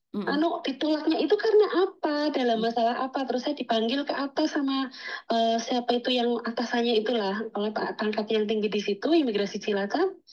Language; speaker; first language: Indonesian; native; Indonesian